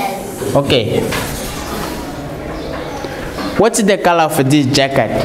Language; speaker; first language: English; non-native, learner; Portuguese